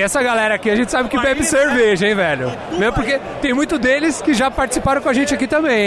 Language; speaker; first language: Portuguese; native; Portuguese